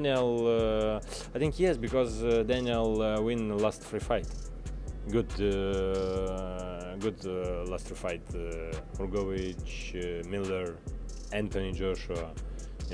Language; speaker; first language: English; non-native, learner; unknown